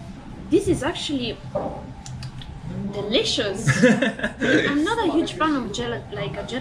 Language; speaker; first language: English; non-native, fluent; Italian